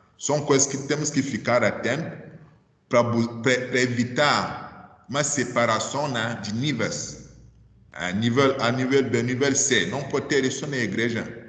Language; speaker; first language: Portuguese; non-native, fluent; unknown